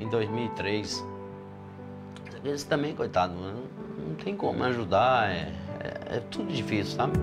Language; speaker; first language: Portuguese; native; Portuguese